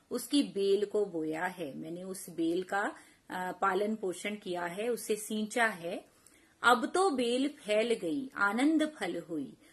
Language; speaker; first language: Hindi; non-native, local second language; Punjabi